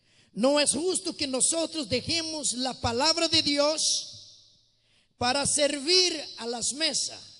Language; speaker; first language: Spanish; non-native, fluent; Portuguese